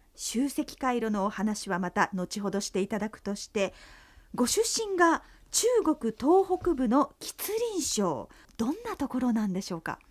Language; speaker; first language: Japanese; native; Japanese